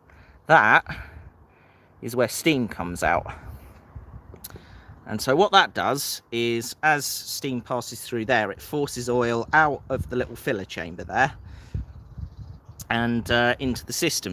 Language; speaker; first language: English; native; English